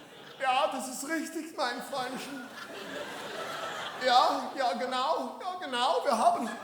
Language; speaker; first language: German; non-native, learner; English